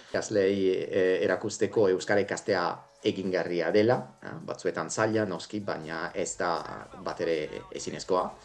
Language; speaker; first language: Basque; non-native, fluent; Italian